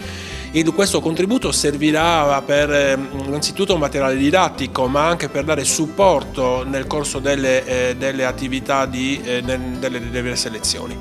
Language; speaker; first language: Italian; native; Italian